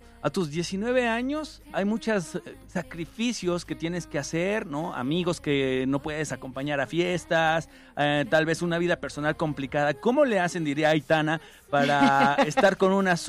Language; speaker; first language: Spanish; native; Spanish